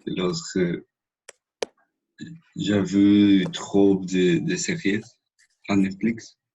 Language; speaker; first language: French; non-native, learner; Spanish